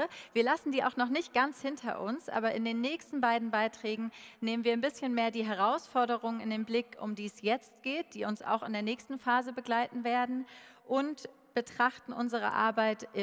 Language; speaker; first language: German; native; German